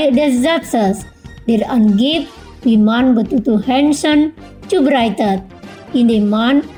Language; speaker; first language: German; non-native, fluent; Indonesian